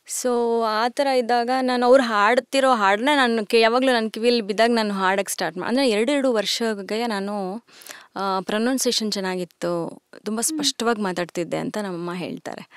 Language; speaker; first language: Kannada; native; Kannada